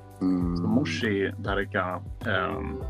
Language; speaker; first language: Japanese; non-native, learner; Swedish